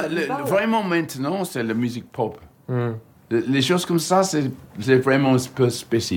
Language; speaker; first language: French; non-native, fluent; English